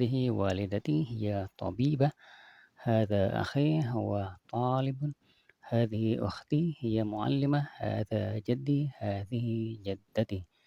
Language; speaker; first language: Arabic; non-native, learner; Indonesian